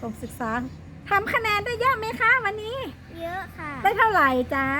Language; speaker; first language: Thai; native; Thai